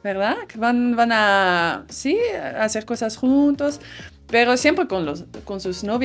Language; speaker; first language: Spanish; non-native, fluent; Dutch